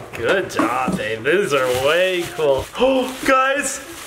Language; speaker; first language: English; native; English